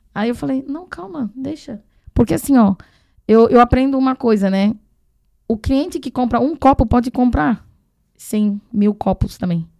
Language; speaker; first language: Portuguese; non-native, fluent; Chinese